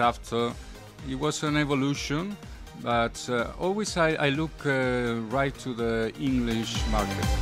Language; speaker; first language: English; non-native, learner; Spanish